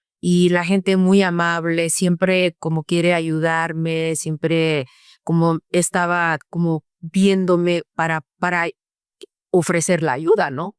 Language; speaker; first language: Spanish; non-native, fluent; Korean